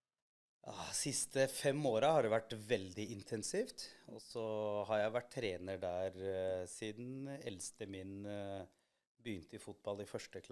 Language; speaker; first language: Norwegian; early bilingual, other home language; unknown